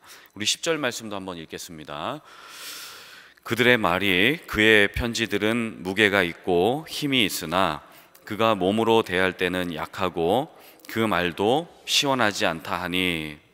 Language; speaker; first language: Korean; native; Korean